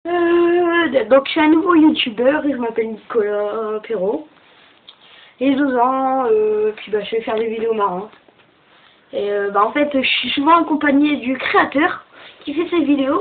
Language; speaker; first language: French; native; French